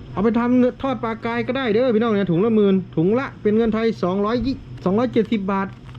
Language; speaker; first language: Thai; native; Thai